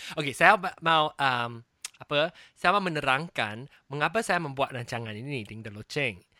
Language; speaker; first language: Malay; non-native, local second language; Chinese